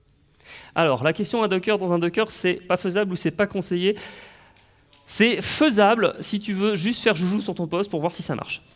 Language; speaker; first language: French; native; French